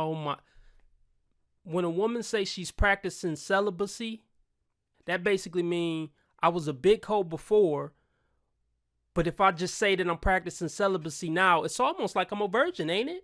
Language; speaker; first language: English; native; English